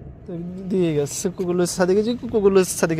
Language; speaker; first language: Arabic; non-native, learner; Bangla